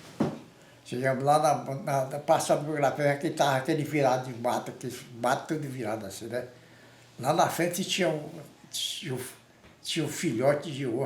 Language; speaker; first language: Portuguese; native; Portuguese